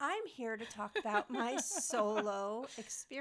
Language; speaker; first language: English; native; English